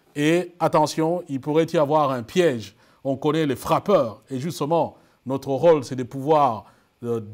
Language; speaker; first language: French; non-native, local second language; Lingala